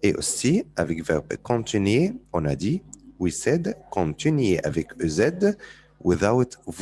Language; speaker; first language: French; non-native, fluent; Arabic